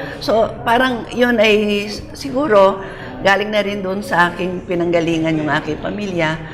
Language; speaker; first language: Filipino; non-native, local second language; Pampanga